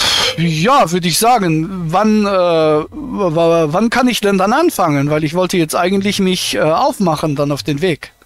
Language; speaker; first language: German; native; German